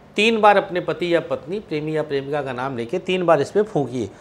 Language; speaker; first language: Hindi; non-native, local second language; Awadhi